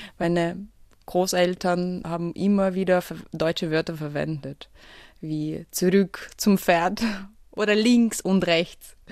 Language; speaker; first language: German; non-native, fluent; Ukrainian